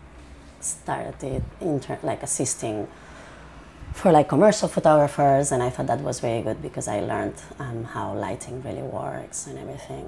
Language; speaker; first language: English; non-native, fluent; Spanish